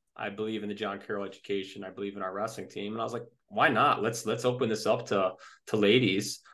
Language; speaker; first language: English; native; English